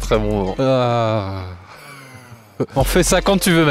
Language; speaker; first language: French; native; French